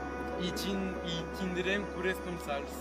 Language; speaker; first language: Catalan; non-native, local second language; French